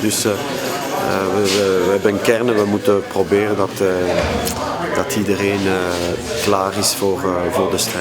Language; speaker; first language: Dutch; non-native, local second language; French